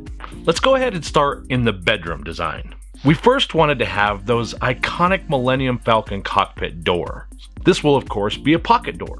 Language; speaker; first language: English; native; English